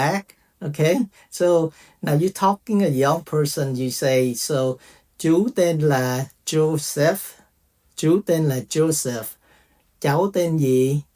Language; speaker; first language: Vietnamese; early bilingual, heritage; Vietnamese